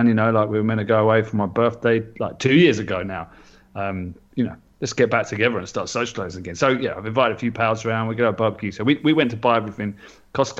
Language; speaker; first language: English; native; English